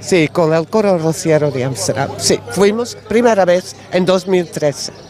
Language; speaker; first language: Spanish; non-native, learner; Dutch